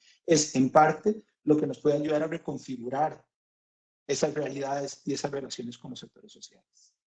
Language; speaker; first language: Spanish; native; Spanish